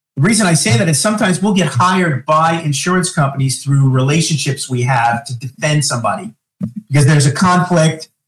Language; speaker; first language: English; native; English